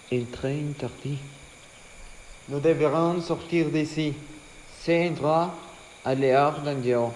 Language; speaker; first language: French; non-native, learner; Spanish